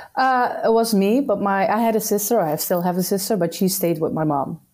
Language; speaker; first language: English; non-native, fluent; Dutch